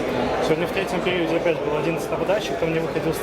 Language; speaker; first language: Russian; native; Russian